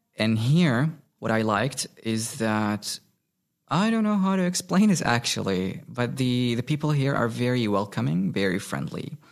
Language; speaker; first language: English; non-native, fluent; Arabic